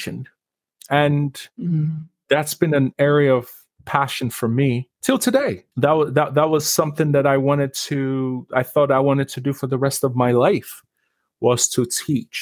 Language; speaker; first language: English; non-native, local second language; Yoruba